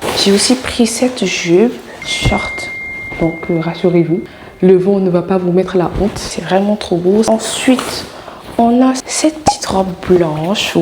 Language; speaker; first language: French; non-native, local second language; Wolof